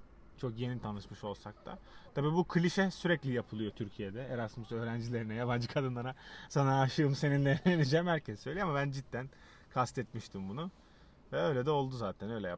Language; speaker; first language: Turkish; native; Turkish